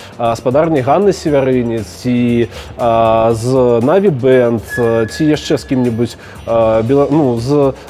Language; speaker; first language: Belarusian; non-native, local second language; Russian